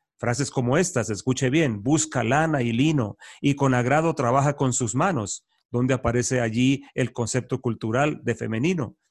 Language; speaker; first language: Spanish; native; Spanish